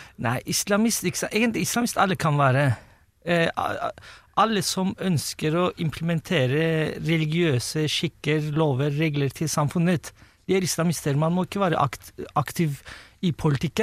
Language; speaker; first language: Norwegian; non-native, fluent; Turkish